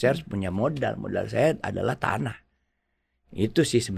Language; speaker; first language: Indonesian; native; Indonesian